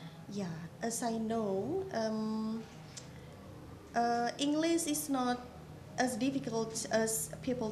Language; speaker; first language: English; non-native, fluent; Indonesian